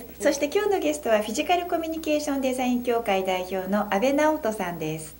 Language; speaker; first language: Japanese; native; Japanese